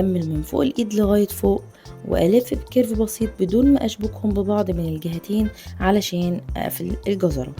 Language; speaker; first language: Arabic; native; Arabic